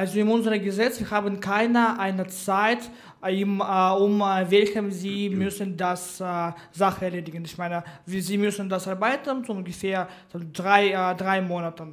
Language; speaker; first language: German; non-native, learner; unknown